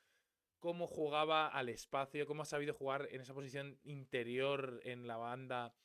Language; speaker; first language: Spanish; native; Spanish